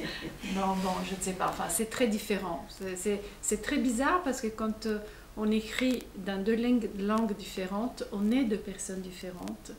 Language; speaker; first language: French; non-native, fluent; Italian